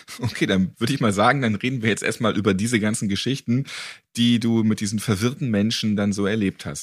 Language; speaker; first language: German; native; German